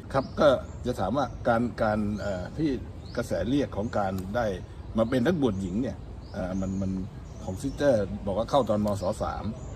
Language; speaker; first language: Thai; native; Thai